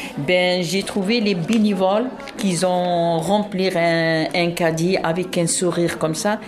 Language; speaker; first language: French; non-native, local second language; Arabic